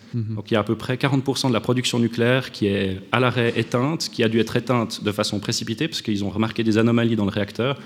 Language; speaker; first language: French; native; French